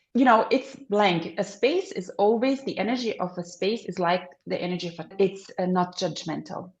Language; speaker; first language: English; non-native, fluent; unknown